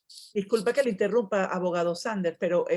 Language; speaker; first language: Spanish; native; Spanish